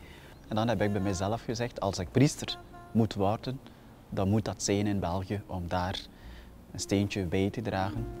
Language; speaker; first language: Dutch; non-native, fluent; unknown